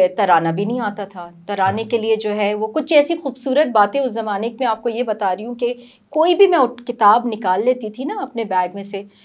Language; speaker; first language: Urdu; native; Urdu